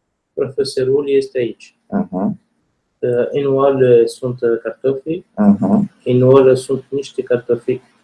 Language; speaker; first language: Romanian; non-native, learner; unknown